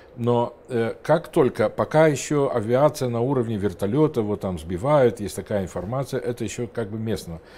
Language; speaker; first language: Russian; non-native, local second language; Romanian